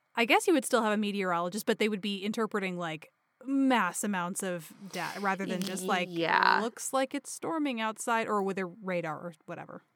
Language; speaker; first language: English; native; English